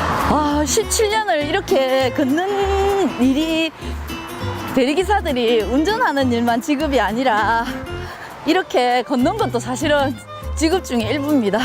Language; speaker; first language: Korean; native; Korean